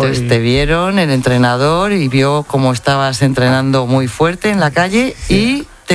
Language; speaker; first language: Spanish; native; Spanish